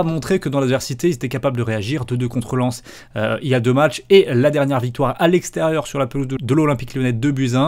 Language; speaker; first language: French; native; French